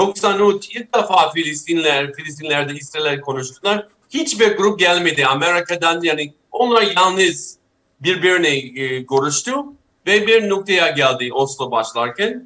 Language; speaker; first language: Turkish; non-native, fluent; English